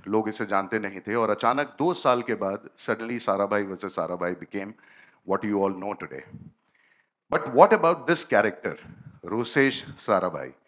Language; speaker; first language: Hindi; native; Hindi